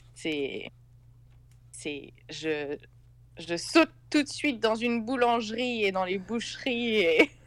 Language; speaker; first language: French; native; French